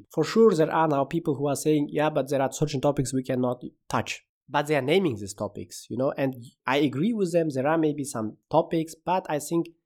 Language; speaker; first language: English; non-native, fluent; Uzbek